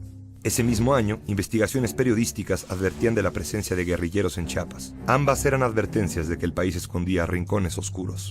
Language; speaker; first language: Spanish; native; Spanish